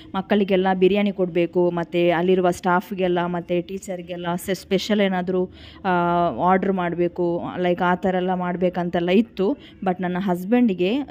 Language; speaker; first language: Kannada; non-native, local second language; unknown